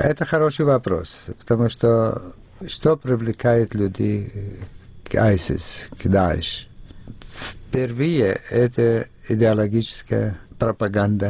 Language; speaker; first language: Russian; non-native, fluent; Arabic